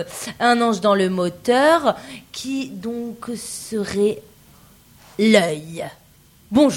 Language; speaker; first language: French; native; French